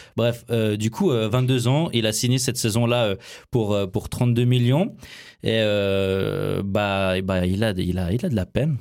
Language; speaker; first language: French; native; French